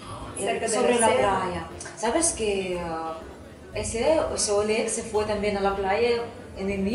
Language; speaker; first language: Spanish; non-native, fluent; Russian